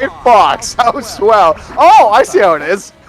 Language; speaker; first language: English; native; English